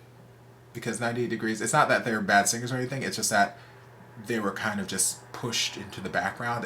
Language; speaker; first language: English; native; English